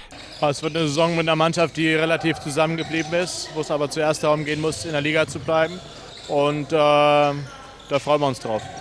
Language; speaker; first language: German; native; German